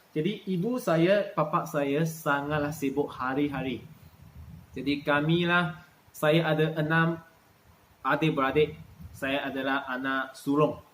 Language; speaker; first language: Malay; non-native, local second language; Chinese